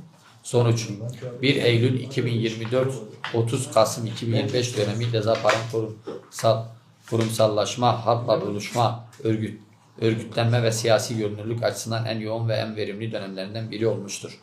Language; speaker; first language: Turkish; native; Turkish